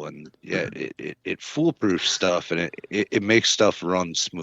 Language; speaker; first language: English; native; English